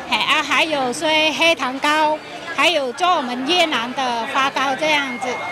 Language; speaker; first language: Chinese; non-native, fluent; Vietnamese